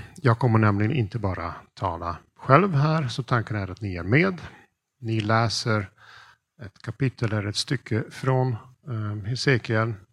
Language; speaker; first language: Swedish; non-native, fluent; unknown